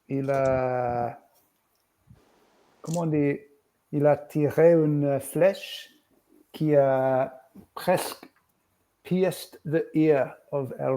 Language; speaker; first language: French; non-native, learner; English